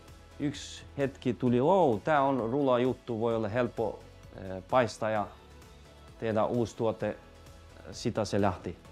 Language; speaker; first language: Finnish; non-native, learner; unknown